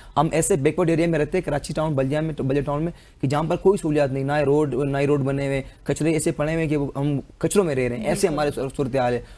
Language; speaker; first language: Urdu; non-native, local second language; Pashto